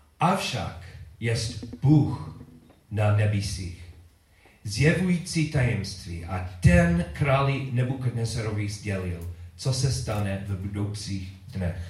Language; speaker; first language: Czech; non-native, learner; English